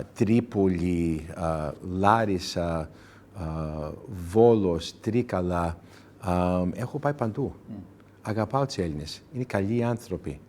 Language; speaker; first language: Greek; early bilingual, heritage; English